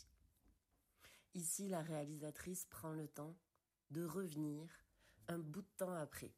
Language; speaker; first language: French; native; French